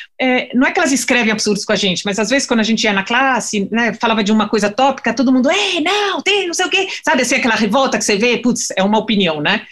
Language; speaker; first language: Portuguese; non-native, fluent; French